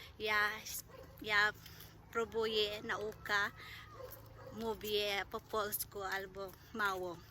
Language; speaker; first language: Polish; non-native, learner; Filipino